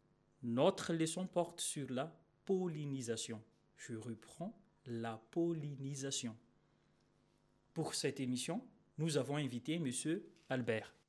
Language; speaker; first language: French; non-native, local second language; Malagasy